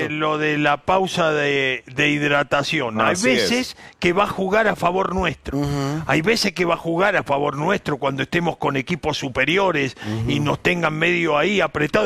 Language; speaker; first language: Spanish; native; Spanish